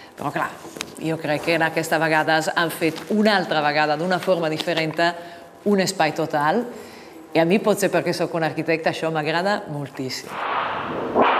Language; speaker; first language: Catalan; non-native, fluent; Italian